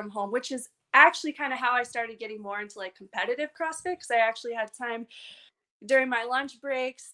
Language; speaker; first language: English; native; English